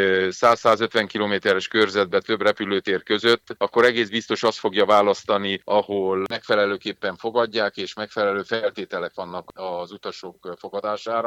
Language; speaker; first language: Hungarian; native; Hungarian